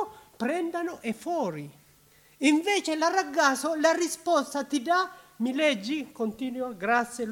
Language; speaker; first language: Italian; non-native, learner; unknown